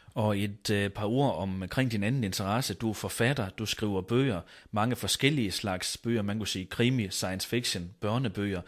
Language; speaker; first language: Danish; native; Danish